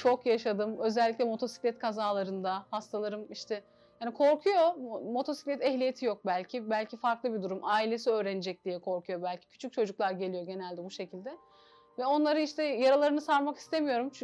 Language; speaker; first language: Turkish; native; Turkish